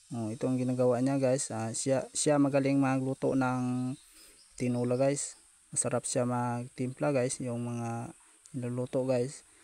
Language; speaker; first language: Filipino; non-native, local second language; Cebuano